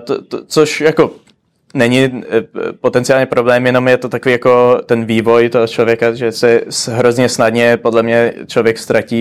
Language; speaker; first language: Czech; early bilingual, heritage; Czech